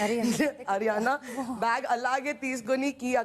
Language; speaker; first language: Telugu; non-native, fluent; Hindi